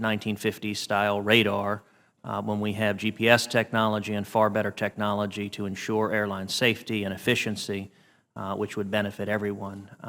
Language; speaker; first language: English; native; English